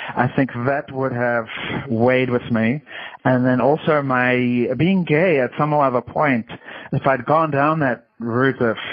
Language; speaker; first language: English; native; English